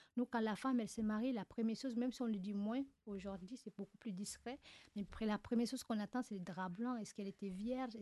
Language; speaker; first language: French; non-native, local second language; Fula